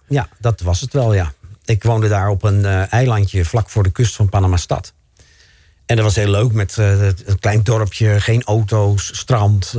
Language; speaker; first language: Dutch; native; Dutch